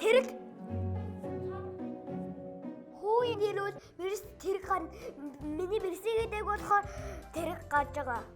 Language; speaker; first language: Mongolian; native; Mongolian